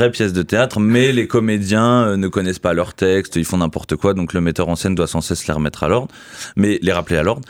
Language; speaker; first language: French; native; French